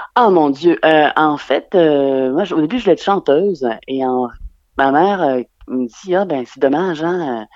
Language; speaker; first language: French; native; French